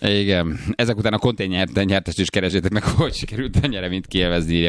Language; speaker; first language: Hungarian; native; Hungarian